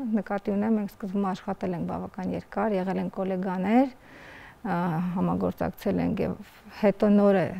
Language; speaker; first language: Armenian; native; Armenian